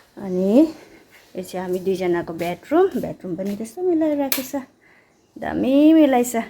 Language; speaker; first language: Nepali; native; Nepali